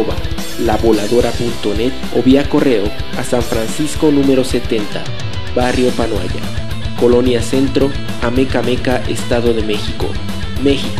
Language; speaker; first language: Spanish; native; Spanish